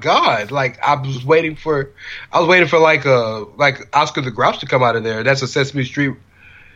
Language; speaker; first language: English; native; English